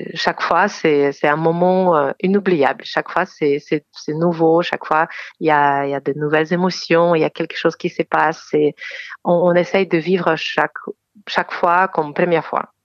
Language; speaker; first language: French; non-native, fluent; Ukrainian